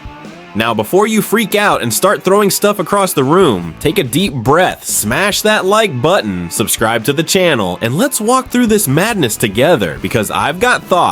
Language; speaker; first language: English; native; English